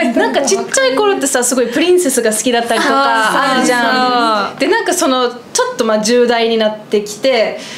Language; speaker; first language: Japanese; non-native, fluent; German